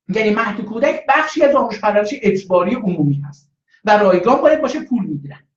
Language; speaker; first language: Persian; non-native, local second language; Azerbaijani